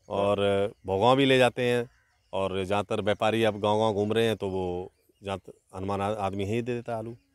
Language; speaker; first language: Hindi; native; Hindi